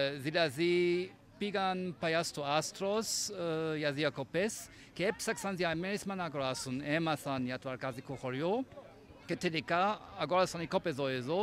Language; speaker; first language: Greek; non-native, fluent; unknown